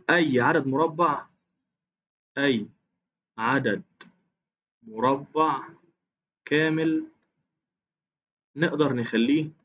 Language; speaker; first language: Arabic; native; Arabic